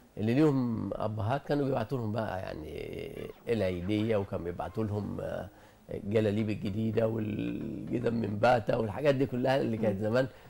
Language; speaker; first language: Egyptian Arabic; non-native, local second language; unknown